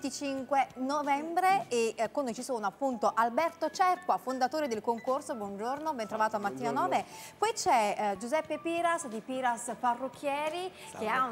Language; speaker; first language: Italian; native; Italian